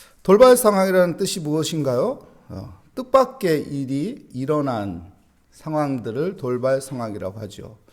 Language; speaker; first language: Korean; native; Korean